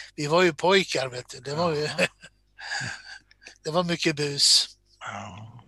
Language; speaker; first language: Swedish; native; Swedish